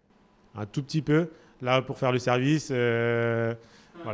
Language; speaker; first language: French; native; French